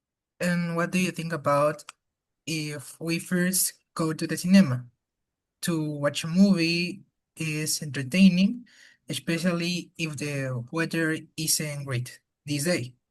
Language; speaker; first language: English; non-native, learner; Spanish